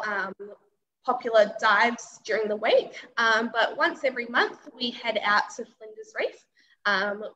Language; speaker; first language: English; native; English